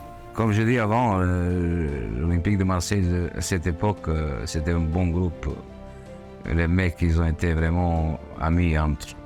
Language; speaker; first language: French; non-native, fluent; Serbian